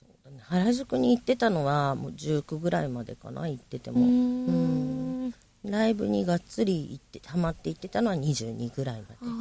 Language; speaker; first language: Japanese; native; Japanese